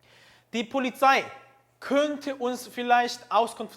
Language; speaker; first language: German; non-native, fluent; Korean